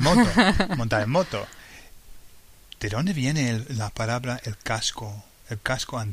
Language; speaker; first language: Spanish; non-native, fluent; English